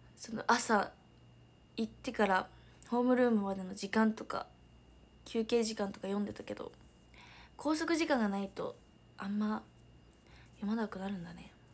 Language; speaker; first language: Japanese; native; Japanese